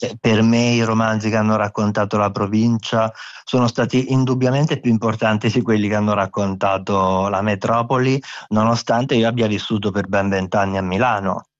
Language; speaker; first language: Italian; non-native, local second language; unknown